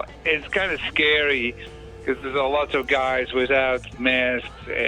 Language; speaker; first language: English; non-native, fluent; Dutch